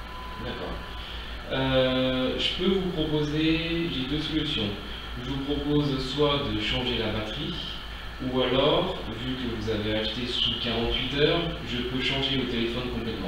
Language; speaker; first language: French; native; French